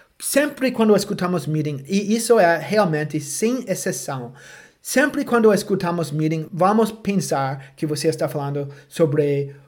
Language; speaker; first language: Portuguese; non-native, fluent; English